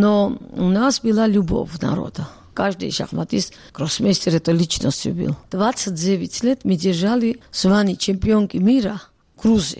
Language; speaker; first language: Russian; non-native, local second language; Georgian